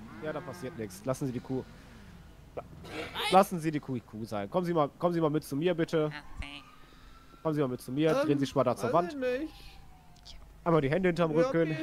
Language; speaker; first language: German; native; German